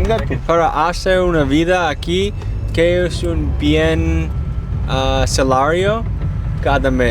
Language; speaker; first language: Spanish; non-native, learner; English